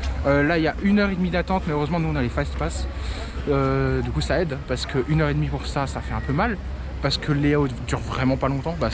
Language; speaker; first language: French; native; French